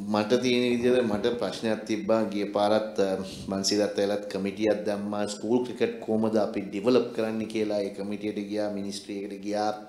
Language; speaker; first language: Sinhala; non-native, local second language; Tamil